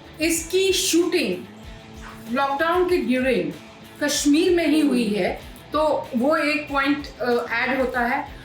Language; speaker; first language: Hindi; native; Hindi